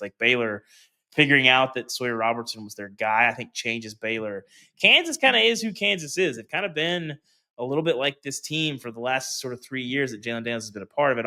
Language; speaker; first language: English; native; English